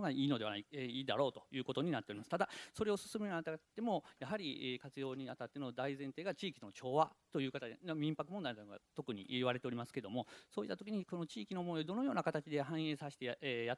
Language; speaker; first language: Japanese; native; Japanese